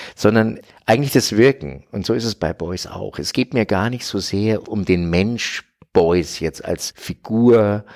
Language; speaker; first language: German; native; German